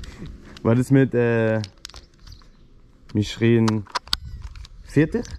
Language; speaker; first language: Dutch; non-native, learner; German